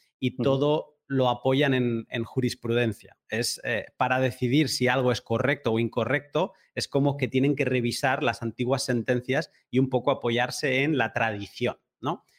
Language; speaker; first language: Spanish; native; Spanish